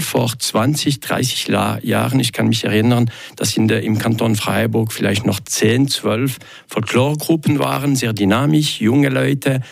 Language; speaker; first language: German; non-native, local second language; French